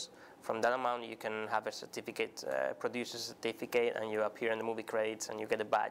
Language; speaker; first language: English; non-native, fluent; Spanish